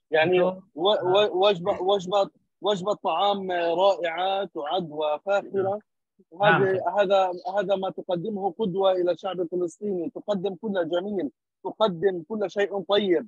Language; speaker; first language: Arabic; native; Arabic